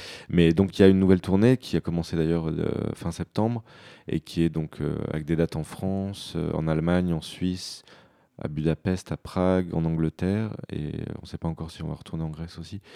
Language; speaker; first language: French; native; French